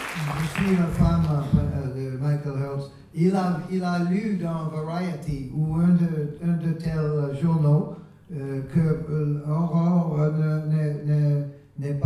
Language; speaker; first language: French; non-native, learner; English